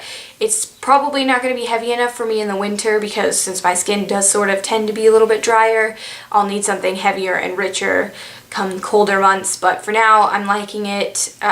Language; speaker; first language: English; native; English